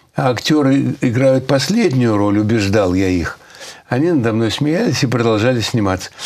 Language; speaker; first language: Russian; native; Russian